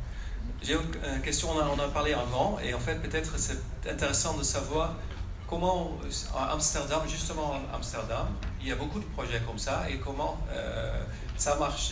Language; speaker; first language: French; non-native, fluent; Dutch